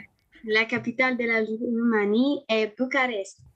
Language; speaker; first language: French; non-native, learner; Romanian